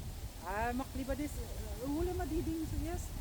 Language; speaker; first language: German; non-native, learner; Filipino